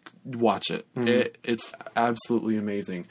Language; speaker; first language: English; native; English